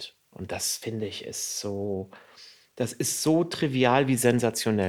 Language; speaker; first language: German; native; German